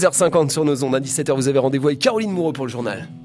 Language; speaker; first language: French; native; French